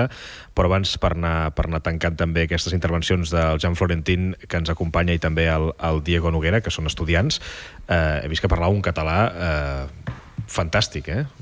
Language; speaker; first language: Catalan; native; Catalan